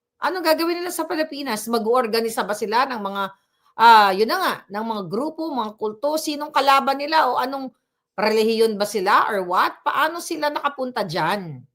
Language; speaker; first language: Filipino; non-native, local second language; Cebuano